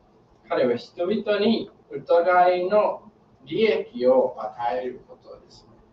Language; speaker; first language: Japanese; non-native, learner; English